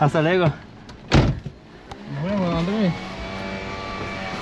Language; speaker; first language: Spanish; non-native, learner; Turkish